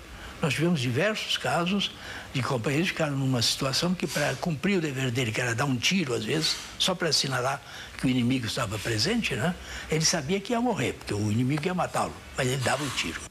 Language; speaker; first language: Portuguese; native; Portuguese